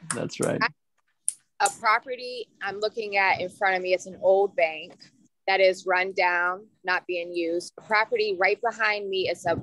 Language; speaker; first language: English; native; English